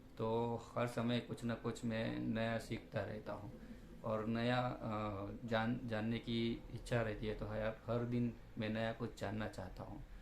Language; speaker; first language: Hindi; non-native, local second language; Gujarati